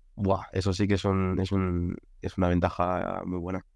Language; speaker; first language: Spanish; non-native, fluent; French